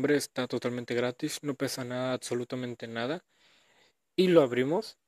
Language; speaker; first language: Spanish; native; Spanish